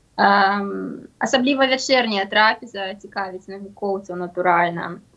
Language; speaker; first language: Belarusian; non-native, local second language; Russian